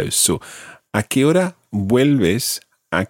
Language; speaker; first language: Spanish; non-native, fluent; English